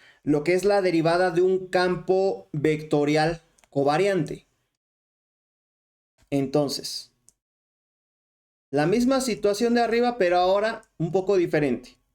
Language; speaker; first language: Spanish; native; Spanish